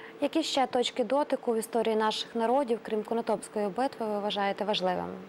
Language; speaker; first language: Ukrainian; native; Ukrainian